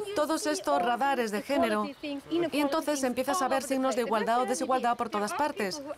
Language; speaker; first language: Spanish; non-native, fluent; Swedish